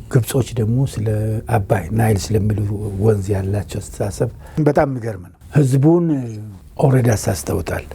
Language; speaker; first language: Amharic; non-native, local second language; Oromo